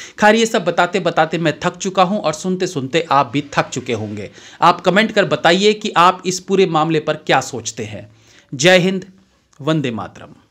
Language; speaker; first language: Hindi; native; Hindi